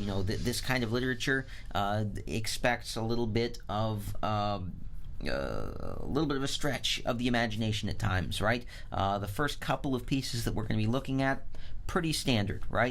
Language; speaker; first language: English; native; English